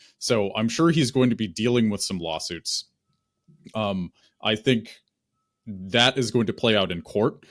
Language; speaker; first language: English; native; English